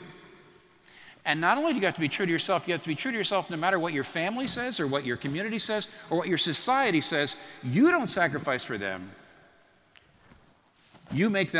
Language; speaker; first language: English; native; English